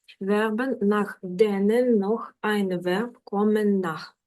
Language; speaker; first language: German; non-native, fluent; Ukrainian